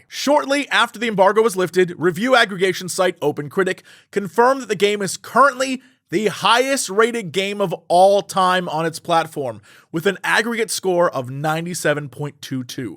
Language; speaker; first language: English; native; English